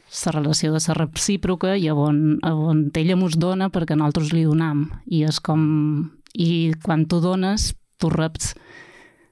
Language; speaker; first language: Catalan; native; Catalan